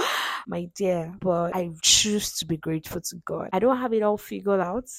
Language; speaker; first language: English; non-native, local second language; Yoruba